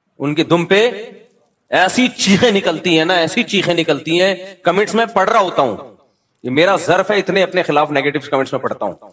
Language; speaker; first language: Urdu; native; Urdu